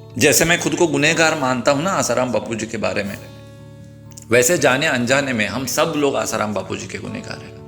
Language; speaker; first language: Hindi; non-native, local second language; Marathi